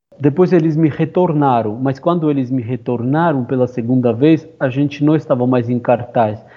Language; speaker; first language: Portuguese; non-native, fluent; Armenian